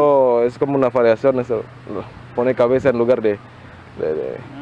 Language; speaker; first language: Spanish; non-native, learner; Indonesian